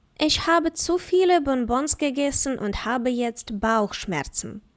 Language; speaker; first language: German; non-native, fluent; Ukrainian